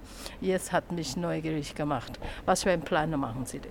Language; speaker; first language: German; non-native, learner; Chinese